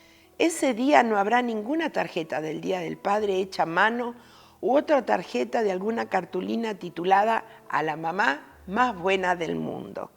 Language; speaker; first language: Spanish; native; Spanish